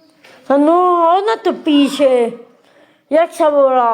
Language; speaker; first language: Slovak; non-native, local second language; Romany